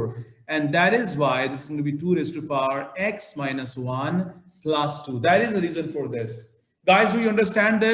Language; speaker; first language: English; non-native, local second language; Urdu